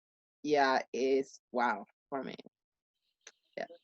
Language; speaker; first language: English; non-native, learner; Spanish